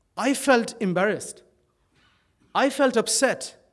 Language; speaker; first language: English; early bilingual, other home language; Dutch